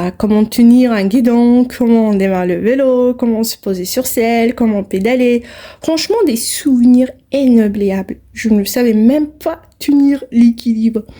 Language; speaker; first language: French; non-native, local second language; Arabic